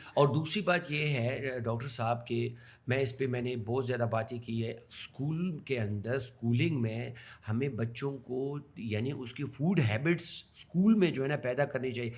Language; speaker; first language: Urdu; non-native, local second language; Pashto